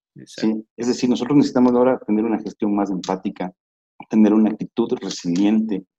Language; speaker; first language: Spanish; native; Spanish